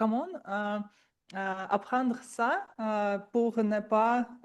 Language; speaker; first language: French; non-native, learner; Russian